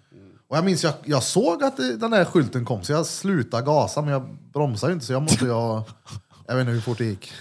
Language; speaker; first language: Swedish; native; Swedish